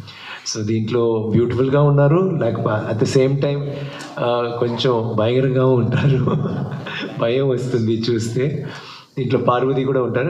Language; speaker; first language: Telugu; non-native, learner; Tamil